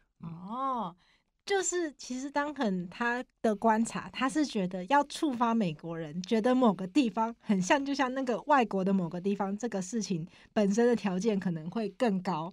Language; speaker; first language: Chinese; native; Chinese